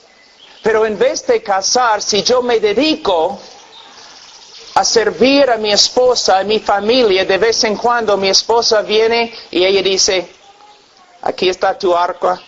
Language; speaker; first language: Spanish; non-native, fluent; English